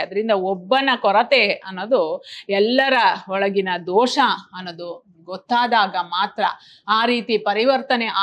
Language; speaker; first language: Kannada; native; Kannada